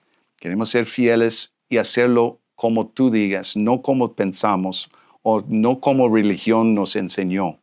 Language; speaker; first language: Spanish; non-native, fluent; English